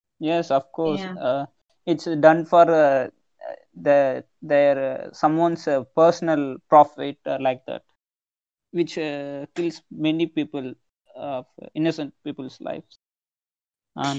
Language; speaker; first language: English; non-native, local second language; Tamil